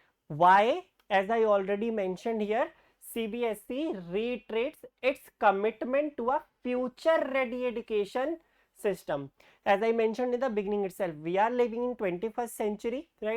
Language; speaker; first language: English; non-native, local second language; Hindi